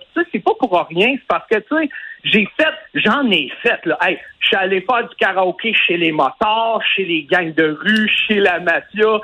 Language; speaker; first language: French; native; French